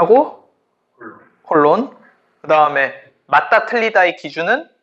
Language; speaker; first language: Korean; native; Korean